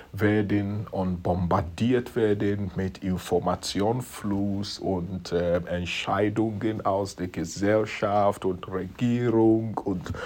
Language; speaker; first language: German; non-native, fluent; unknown